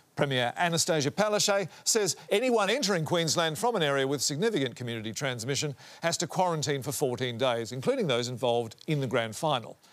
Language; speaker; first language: English; native; English